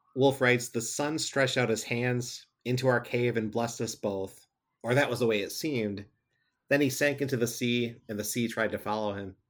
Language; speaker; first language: English; native; English